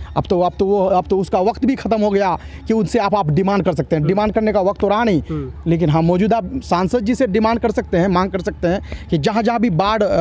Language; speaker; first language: Hindi; native; Hindi